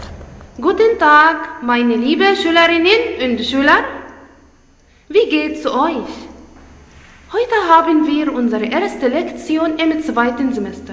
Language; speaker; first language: German; non-native, fluent; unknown